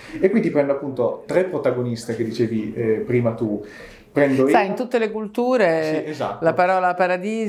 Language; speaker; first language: Italian; native; Italian